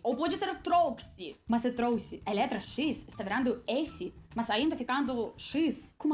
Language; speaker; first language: Portuguese; non-native, fluent; Russian